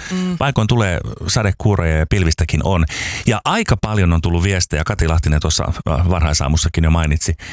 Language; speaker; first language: Finnish; native; Finnish